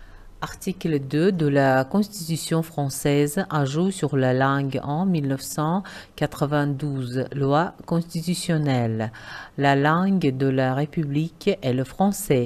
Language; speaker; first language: French; non-native, fluent; Uzbek